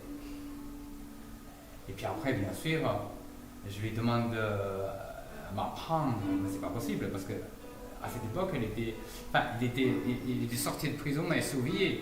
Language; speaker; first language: French; non-native, fluent; Chinese